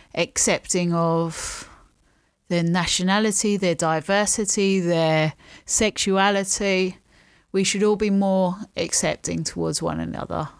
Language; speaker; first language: English; native; English